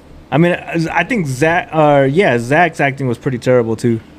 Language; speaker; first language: English; early bilingual, other home language; Spanish